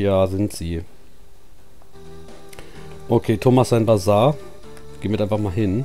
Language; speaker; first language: German; native; German